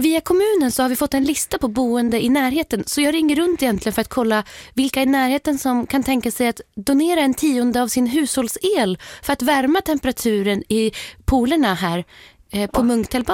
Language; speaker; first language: Swedish; native; Swedish